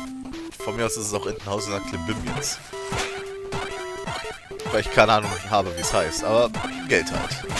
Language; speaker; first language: German; native; German